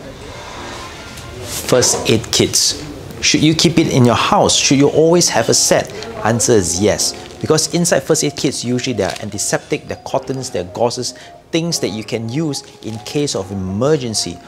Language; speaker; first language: English; non-native, local second language; Malay